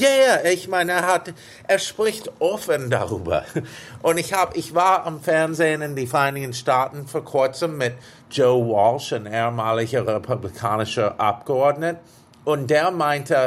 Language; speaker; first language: German; non-native, fluent; English